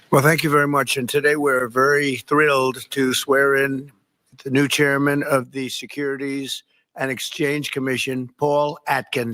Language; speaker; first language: English; native; English